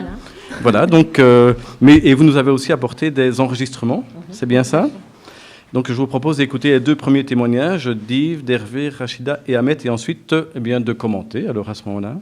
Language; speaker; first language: French; native; French